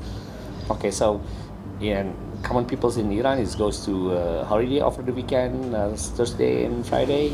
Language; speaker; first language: English; non-native, learner; Indonesian